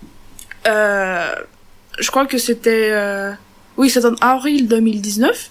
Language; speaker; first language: French; non-native, learner; Turkish